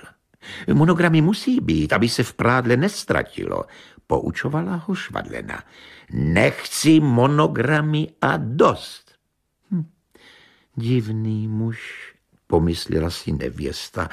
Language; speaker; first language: Czech; native; Czech